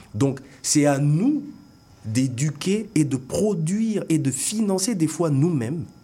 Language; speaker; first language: French; non-native, local second language; Lingala